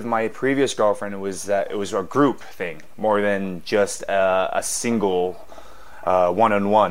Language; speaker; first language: English; native; English